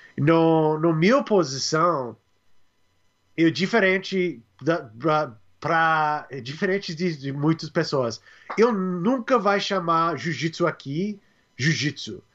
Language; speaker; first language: Portuguese; non-native, learner; English